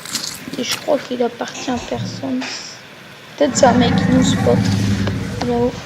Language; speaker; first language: French; native; French